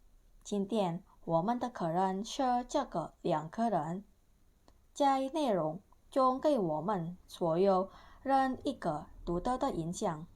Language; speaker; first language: Chinese; non-native, learner; Indonesian